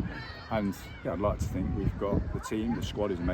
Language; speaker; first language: English; native; English